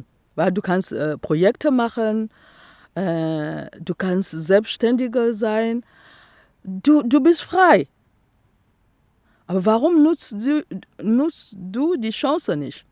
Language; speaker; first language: German; non-native, local second language; French